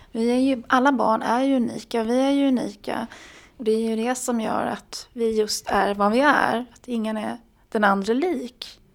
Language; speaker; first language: Swedish; native; Swedish